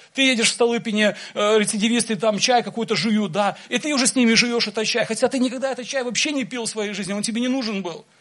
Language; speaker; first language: Russian; native; Russian